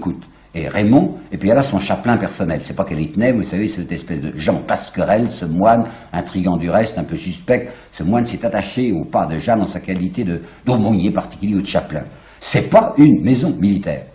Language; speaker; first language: French; native; French